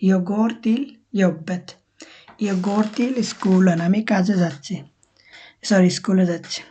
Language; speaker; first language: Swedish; non-native, learner; Bangla